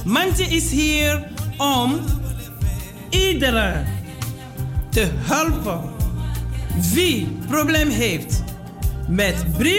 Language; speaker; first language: Dutch; non-native, fluent; Mandingo